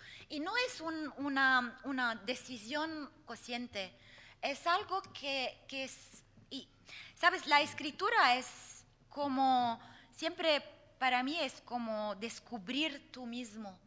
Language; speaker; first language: Spanish; non-native, fluent; Arabic